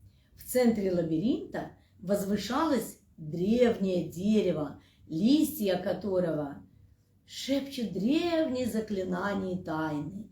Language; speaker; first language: Russian; native; Russian